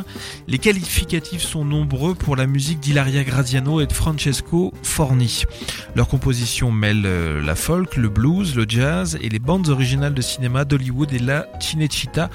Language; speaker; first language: French; native; French